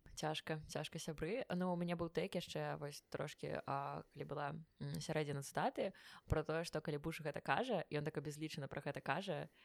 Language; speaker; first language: Belarusian; non-native, local second language; Russian